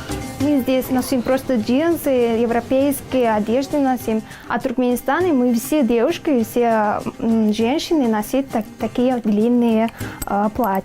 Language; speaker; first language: Russian; non-native, learner; Turkmen